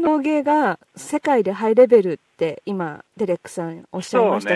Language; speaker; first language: Japanese; native; Japanese